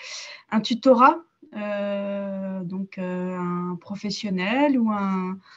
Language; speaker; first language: French; native; French